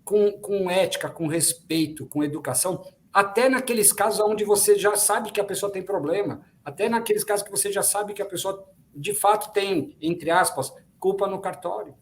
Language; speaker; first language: Portuguese; native; Portuguese